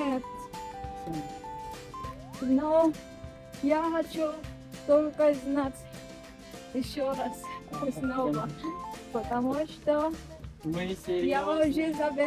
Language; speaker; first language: Russian; non-native, learner; Filipino